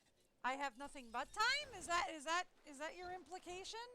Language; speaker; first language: English; native; English